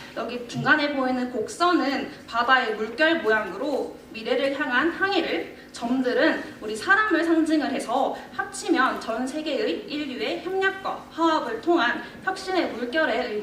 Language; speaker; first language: Korean; native; Korean